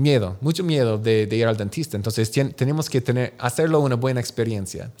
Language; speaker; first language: Spanish; non-native, learner; English